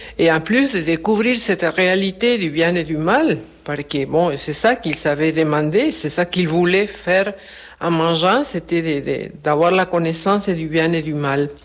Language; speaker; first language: French; non-native, fluent; Spanish